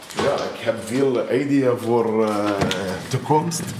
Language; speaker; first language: Dutch; non-native, learner; Arabic